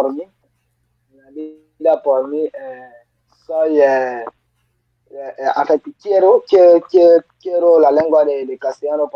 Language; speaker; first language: Spanish; non-native, learner; French